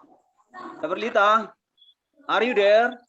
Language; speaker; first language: English; non-native, fluent; Indonesian